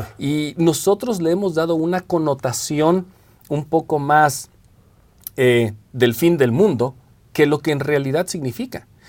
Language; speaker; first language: Spanish; native; Spanish